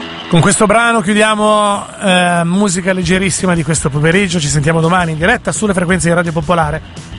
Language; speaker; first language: Italian; native; Italian